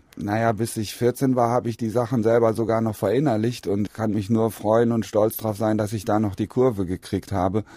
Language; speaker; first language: German; native; German